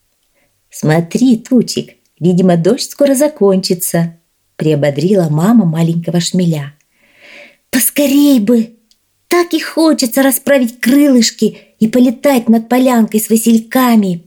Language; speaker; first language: Russian; native; Russian